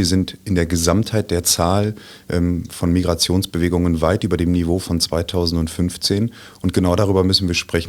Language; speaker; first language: German; native; German